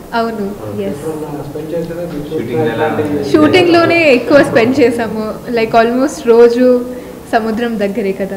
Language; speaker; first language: Telugu; non-native, fluent; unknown